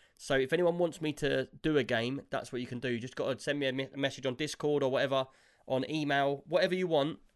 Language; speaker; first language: English; native; English